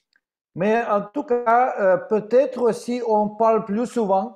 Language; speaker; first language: French; non-native, fluent; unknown